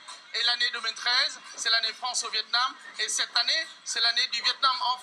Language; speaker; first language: French; non-native, fluent; Vietnamese